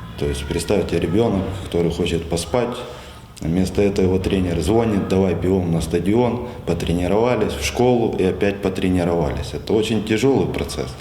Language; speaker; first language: Russian; native; Russian